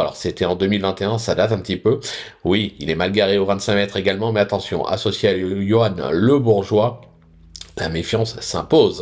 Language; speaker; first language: French; native; French